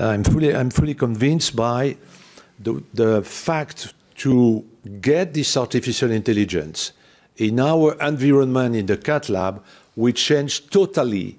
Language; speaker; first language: English; non-native, fluent; French